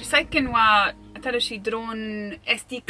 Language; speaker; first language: Japanese; non-native, learner; English